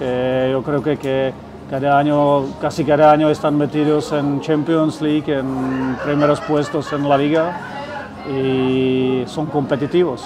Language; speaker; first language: Spanish; non-native, fluent; Czech